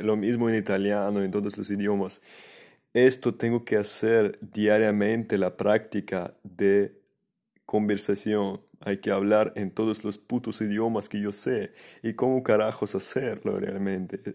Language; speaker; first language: Spanish; non-native, fluent; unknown